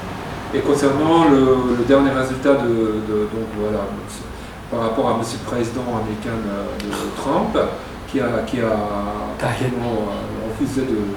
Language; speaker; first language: French; non-native, fluent; Japanese